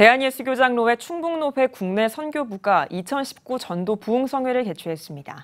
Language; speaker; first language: Korean; native; Korean